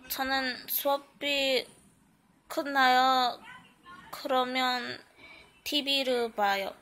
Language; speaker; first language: Korean; non-native, learner; English